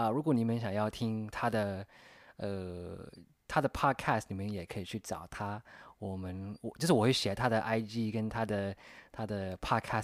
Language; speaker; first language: Chinese; non-native, fluent; English